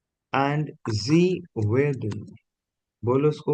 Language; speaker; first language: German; non-native, fluent; Hindi